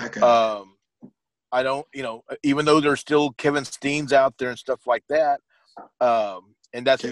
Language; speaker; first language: English; native; English